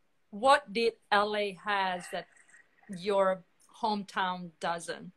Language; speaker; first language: English; non-native, fluent; Italian